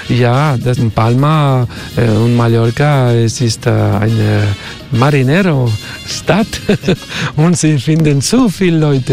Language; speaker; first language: German; non-native, learner; Spanish